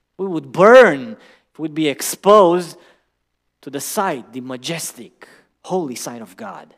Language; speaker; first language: English; non-native, fluent; Romanian